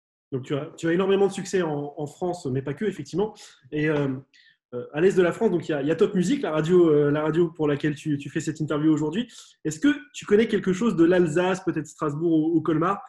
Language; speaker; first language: French; native; French